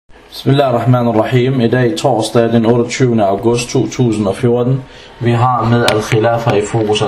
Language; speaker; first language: Danish; non-native, fluent; Arabic